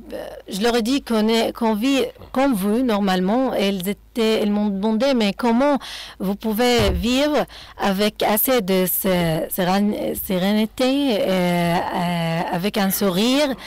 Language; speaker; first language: French; non-native, fluent; Arabic